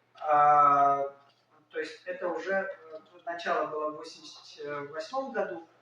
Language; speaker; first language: Russian; native; Russian